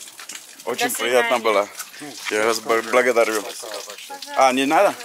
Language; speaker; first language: Russian; non-native, learner; English